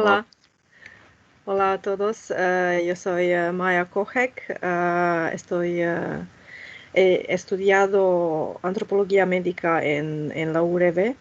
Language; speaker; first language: Spanish; non-native, fluent; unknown